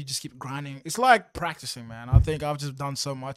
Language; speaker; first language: English; early bilingual, other home language; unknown